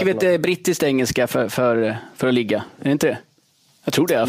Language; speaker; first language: Swedish; native; Swedish